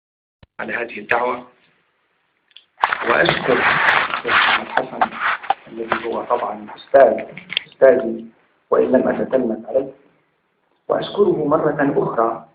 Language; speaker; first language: Arabic; native; Arabic